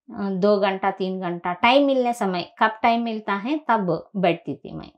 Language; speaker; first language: Hindi; non-native, local second language; Telugu